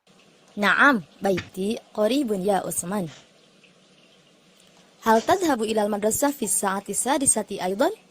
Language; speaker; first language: Arabic; non-native, learner; Indonesian